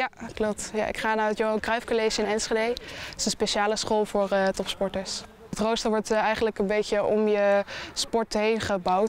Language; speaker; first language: Dutch; native; Dutch